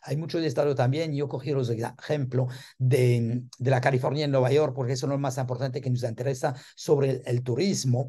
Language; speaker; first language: Spanish; non-native, learner; French